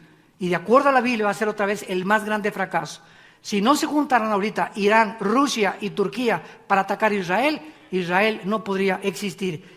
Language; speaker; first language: Spanish; native; Spanish